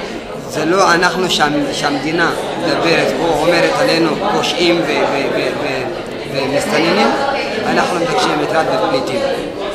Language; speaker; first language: Hebrew; non-native, fluent; Tigrinya